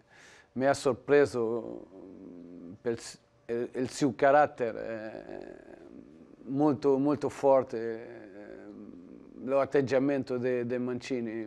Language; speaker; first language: Italian; non-native, learner; Portuguese